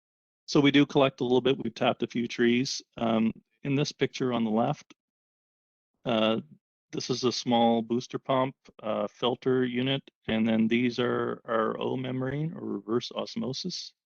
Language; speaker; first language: English; native; English